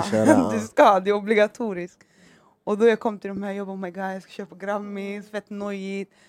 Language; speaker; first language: Swedish; native; Swedish